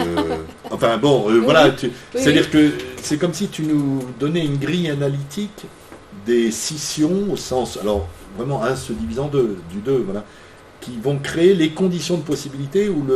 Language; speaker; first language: French; native; French